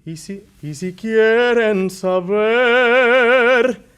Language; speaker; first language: Spanish; early bilingual, other home language; English